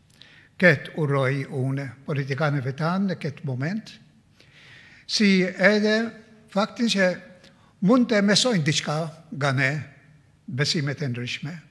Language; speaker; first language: Albanian; non-native, fluent; Maltese